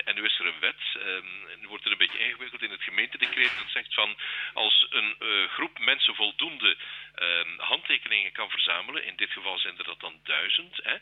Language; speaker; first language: Dutch; native; Dutch